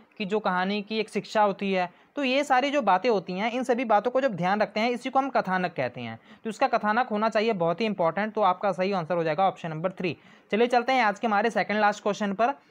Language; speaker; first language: Hindi; non-native, local second language; Punjabi